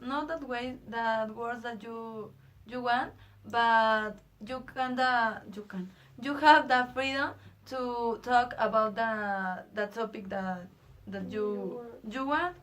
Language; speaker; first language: English; non-native, learner; Spanish